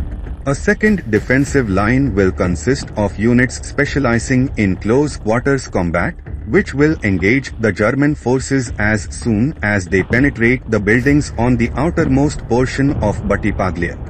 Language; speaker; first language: English; non-native, fluent; Portuguese